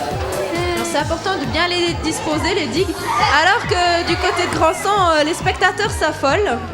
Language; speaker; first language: French; native; French